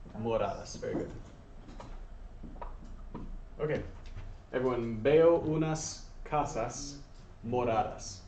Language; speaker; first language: Spanish; non-native, fluent; English